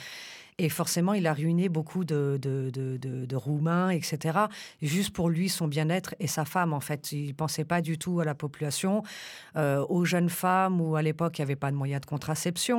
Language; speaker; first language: French; early bilingual, other home language; Romanian